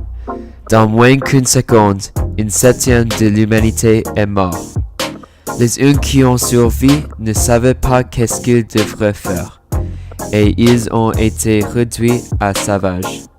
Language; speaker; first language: French; non-native, learner; English